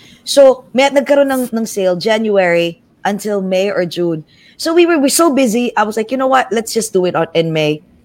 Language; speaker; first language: English; non-native, local second language; Filipino